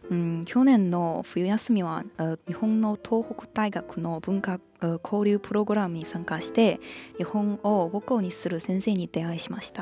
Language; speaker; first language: Japanese; non-native, learner; Chinese